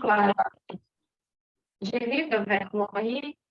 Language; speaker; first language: French; non-native, learner; Portuguese